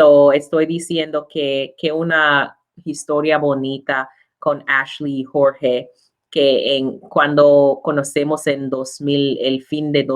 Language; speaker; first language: Spanish; non-native, learner; English